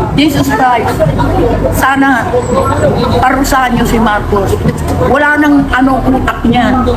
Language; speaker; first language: Filipino; non-native, local second language; Iloko